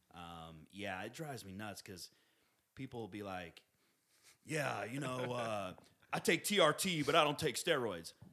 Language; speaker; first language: English; native; English